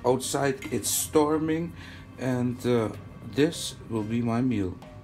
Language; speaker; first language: English; non-native, fluent; Dutch